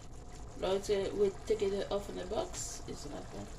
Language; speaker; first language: English; non-native, learner; Haitian Creole